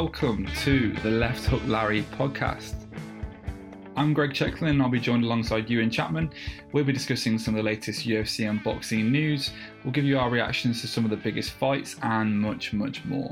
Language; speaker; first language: English; native; English